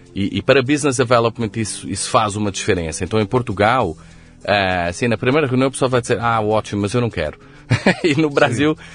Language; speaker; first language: Portuguese; native; Portuguese